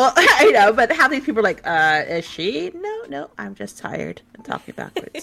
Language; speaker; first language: English; native; English